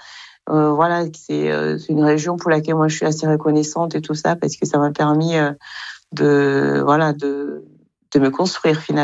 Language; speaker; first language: French; non-native, local second language; Kinyarwanda